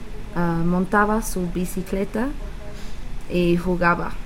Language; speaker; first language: Spanish; non-native, learner; English